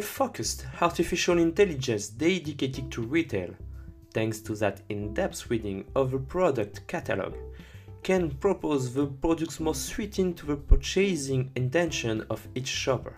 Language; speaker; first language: English; non-native, fluent; French